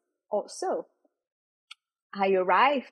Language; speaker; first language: English; non-native, fluent; French